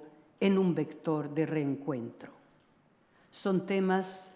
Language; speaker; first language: Spanish; non-native, fluent; French